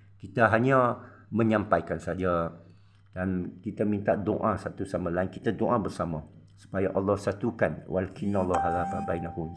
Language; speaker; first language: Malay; non-native, local second language; Min Nan Chinese